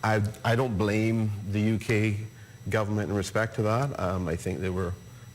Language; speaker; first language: English; native; English